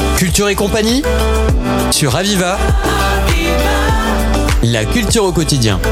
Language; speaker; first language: French; native; French